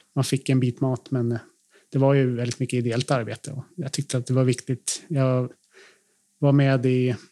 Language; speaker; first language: Swedish; native; Swedish